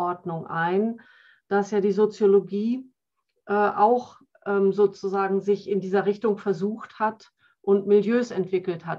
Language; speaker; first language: German; native; German